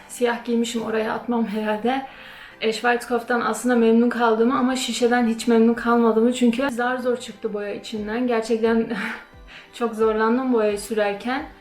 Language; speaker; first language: Turkish; early bilingual, other home language; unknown